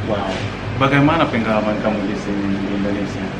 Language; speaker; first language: Indonesian; non-native, fluent; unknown